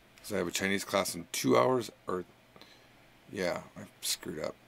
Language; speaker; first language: English; native; English